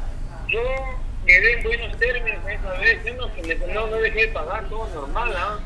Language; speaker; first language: Spanish; native; Spanish